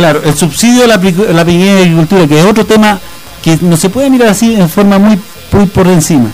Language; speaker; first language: Spanish; native; Spanish